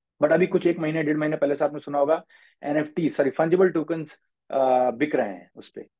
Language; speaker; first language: Hindi; native; Hindi